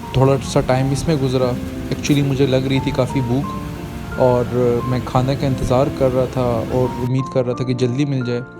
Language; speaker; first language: Urdu; non-native, local second language; Punjabi